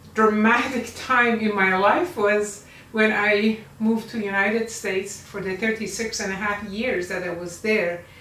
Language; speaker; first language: English; non-native, fluent; Persian